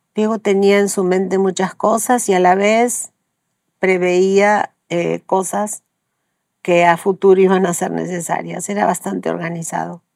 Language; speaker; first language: Spanish; native; Spanish